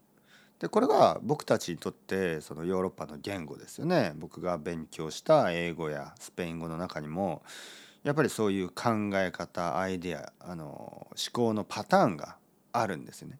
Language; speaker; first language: Japanese; native; Japanese